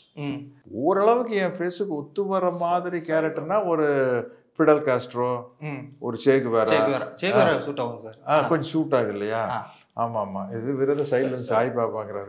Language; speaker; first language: Tamil; native; Tamil